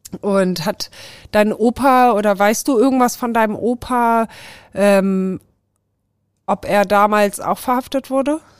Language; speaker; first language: German; native; German